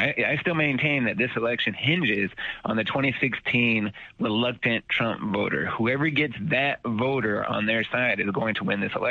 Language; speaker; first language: English; native; English